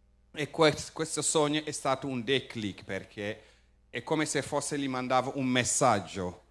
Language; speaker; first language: Italian; non-native, fluent; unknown